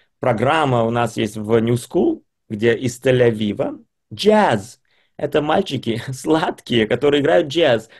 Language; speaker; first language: Russian; early bilingual, heritage; Russian